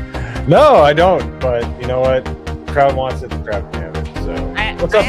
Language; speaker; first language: English; native; English